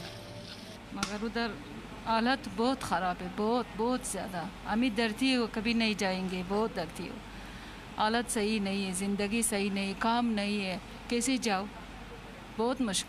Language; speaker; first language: Hindi; non-native, learner; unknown